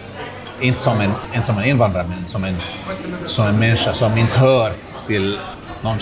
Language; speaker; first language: Swedish; non-native, local second language; Finnish